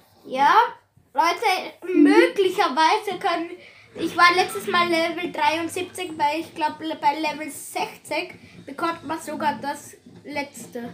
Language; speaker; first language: German; native; German